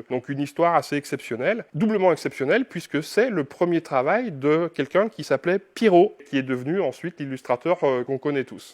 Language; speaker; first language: French; native; French